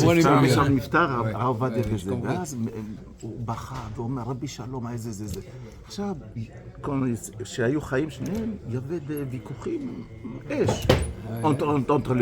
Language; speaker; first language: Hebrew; non-native, fluent; French